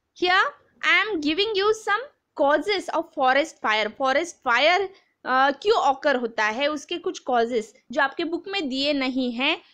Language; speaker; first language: Hindi; non-native, local second language; Marathi